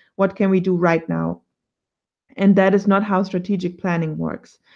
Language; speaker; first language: English; non-native, fluent; German